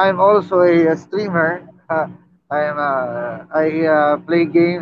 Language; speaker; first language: English; non-native, local second language; Filipino